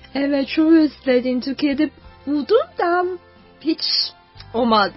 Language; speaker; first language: Turkish; non-native, fluent; Chinese